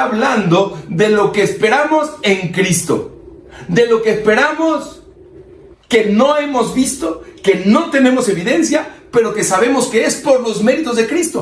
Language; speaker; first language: Spanish; native; Spanish